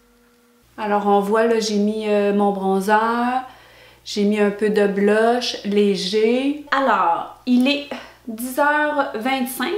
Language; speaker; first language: French; native; French